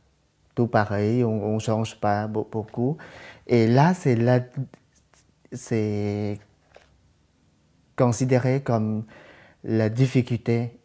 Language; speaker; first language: French; non-native, fluent; Thai